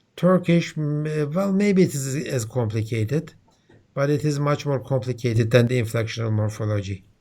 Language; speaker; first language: English; non-native, fluent; Turkish